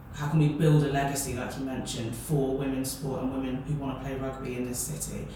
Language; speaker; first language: English; native; English